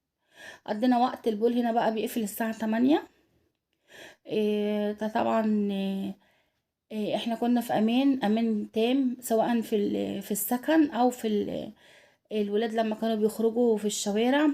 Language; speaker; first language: Arabic; native; Arabic